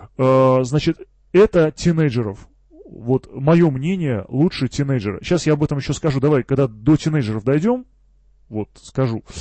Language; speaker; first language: Russian; early bilingual, heritage; Russian